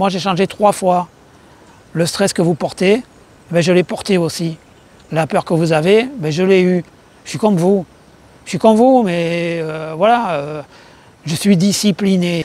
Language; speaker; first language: French; native; French